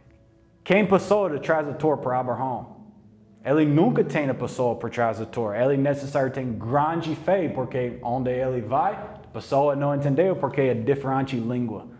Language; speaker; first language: Portuguese; non-native, learner; English